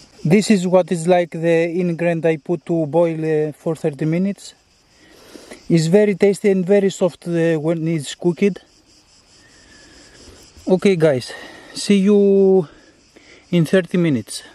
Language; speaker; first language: English; non-native, learner; Greek